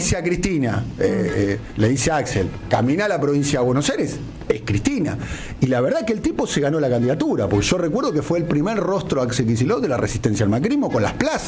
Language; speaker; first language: Spanish; native; Spanish